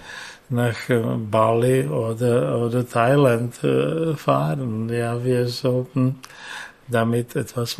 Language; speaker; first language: German; non-native, fluent; Czech